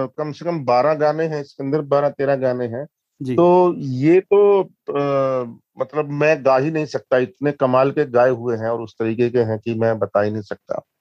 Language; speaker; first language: Hindi; native; Hindi